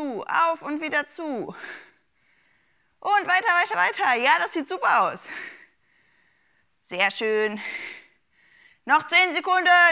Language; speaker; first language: German; native; German